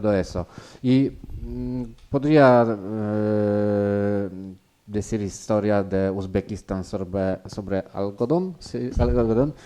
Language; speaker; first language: Spanish; non-native, learner; Polish